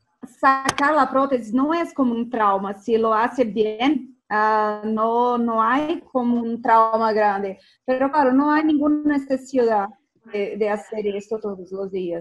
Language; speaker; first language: Spanish; non-native, fluent; Portuguese